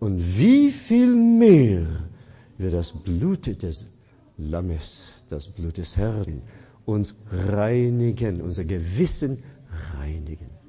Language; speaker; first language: German; non-native, fluent; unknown